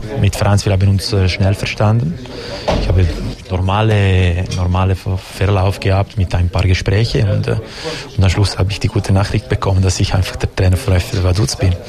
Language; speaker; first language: German; non-native, local second language; Italian